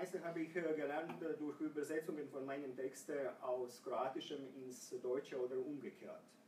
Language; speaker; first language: German; non-native, fluent; Croatian